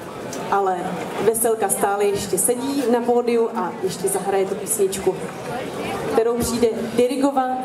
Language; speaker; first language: Czech; native; Czech